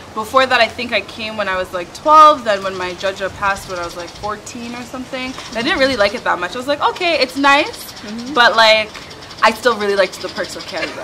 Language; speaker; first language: English; native; English